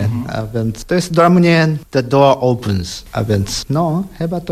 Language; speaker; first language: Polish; non-native, learner; Japanese